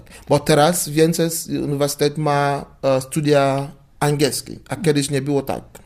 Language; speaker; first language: Polish; non-native, learner; English